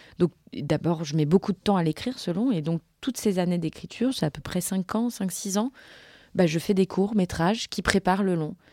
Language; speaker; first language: French; native; French